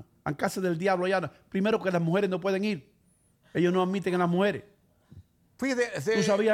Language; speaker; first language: Spanish; native; Spanish